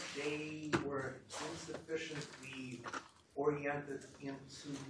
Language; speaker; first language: English; non-native, fluent; Persian